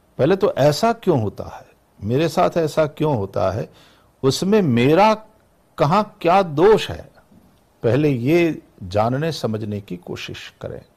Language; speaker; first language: Hindi; non-native, local second language; Gujarati